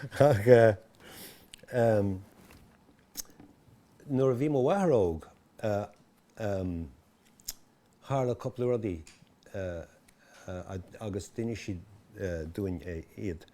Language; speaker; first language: Irish; non-native, local second language; English